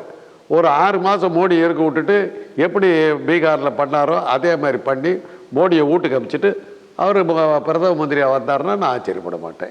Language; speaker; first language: Tamil; native; Tamil